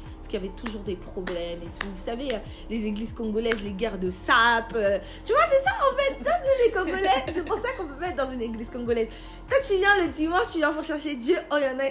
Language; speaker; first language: French; early bilingual, other home language; Lingala